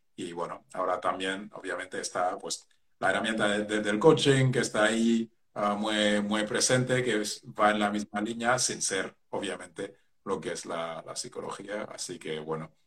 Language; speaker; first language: Spanish; non-native, fluent; Wolof